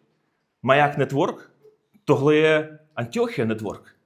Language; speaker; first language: Czech; non-native, fluent; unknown